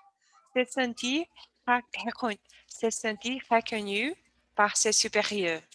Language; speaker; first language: French; non-native, learner; Portuguese